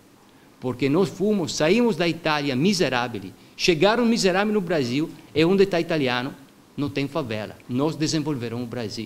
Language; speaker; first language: Portuguese; non-native, fluent; Italian